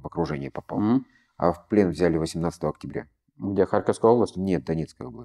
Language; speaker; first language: Russian; native; Russian